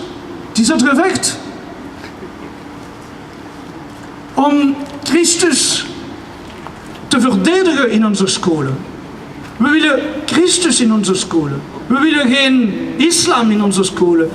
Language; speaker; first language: Dutch; non-native, learner; French